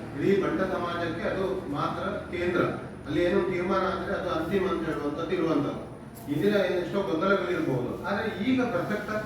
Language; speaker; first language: Kannada; non-native, local second language; Tulu